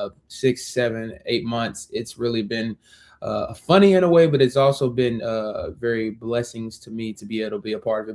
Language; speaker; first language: English; native; English